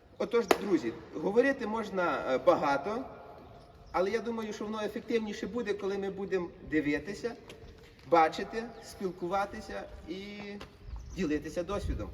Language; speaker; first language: Ukrainian; native; Ukrainian